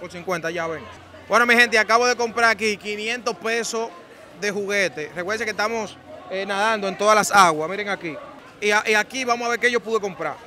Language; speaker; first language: Spanish; native; Spanish